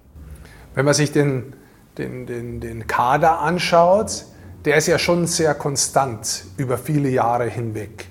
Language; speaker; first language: German; native; German